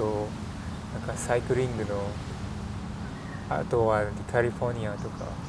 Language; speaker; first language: Japanese; non-native, learner; English